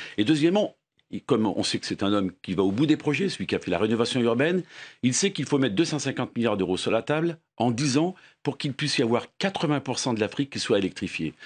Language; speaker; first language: French; native; French